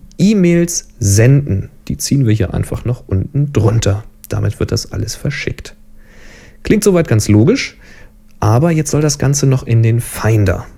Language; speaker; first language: German; native; German